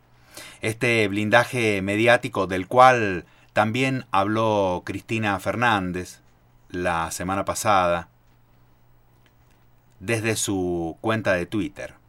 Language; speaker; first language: Spanish; native; Spanish